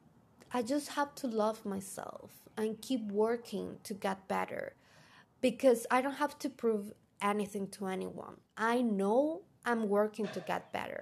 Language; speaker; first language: English; non-native, fluent; Spanish